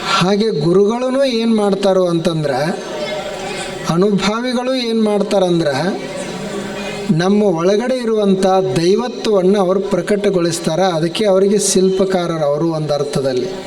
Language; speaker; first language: Kannada; native; Kannada